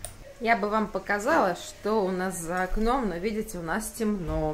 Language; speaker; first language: Russian; native; Russian